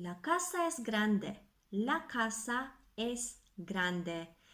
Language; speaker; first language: Spanish; non-native, fluent; Turkish